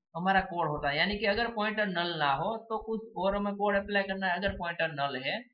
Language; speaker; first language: Hindi; non-native, local second language; Gujarati